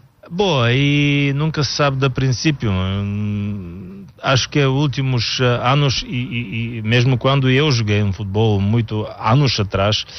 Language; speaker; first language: Portuguese; non-native, learner; Bulgarian